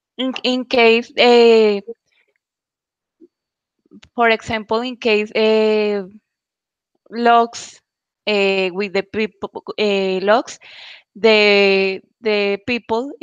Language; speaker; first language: English; non-native, learner; Spanish